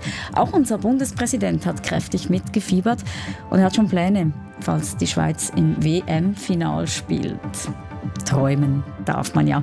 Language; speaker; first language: German; native; German